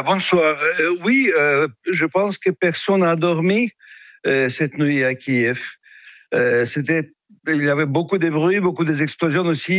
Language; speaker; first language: French; non-native, fluent; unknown